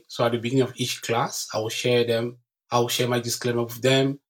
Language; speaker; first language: English; non-native, local second language; French